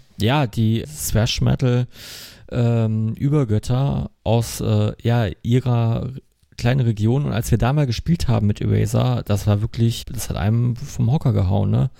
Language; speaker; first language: German; native; German